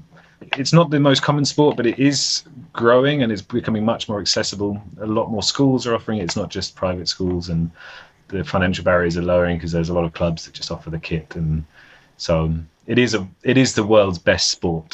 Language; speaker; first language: English; native; English